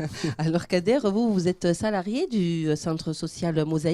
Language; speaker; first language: French; native; French